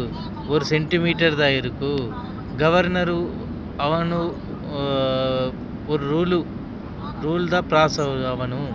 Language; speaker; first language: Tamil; non-native, learner; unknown